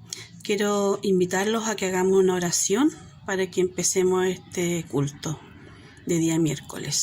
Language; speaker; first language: Spanish; native; Spanish